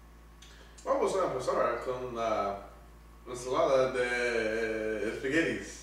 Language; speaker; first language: Spanish; non-native, learner; English